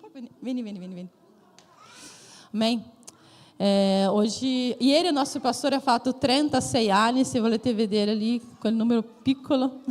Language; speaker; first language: Italian; non-native, fluent; Portuguese